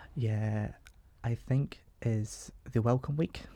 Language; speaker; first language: English; non-native, local second language; Cantonese